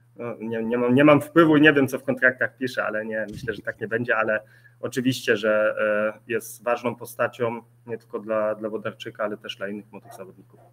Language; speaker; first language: Polish; early bilingual, heritage; Polish